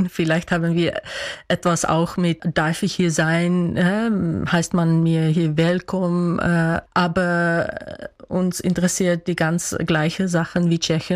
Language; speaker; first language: German; non-native, fluent; Dutch